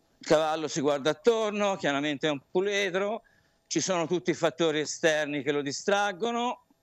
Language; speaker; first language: Italian; native; Italian